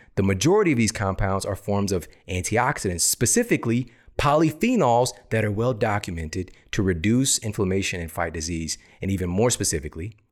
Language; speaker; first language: English; native; English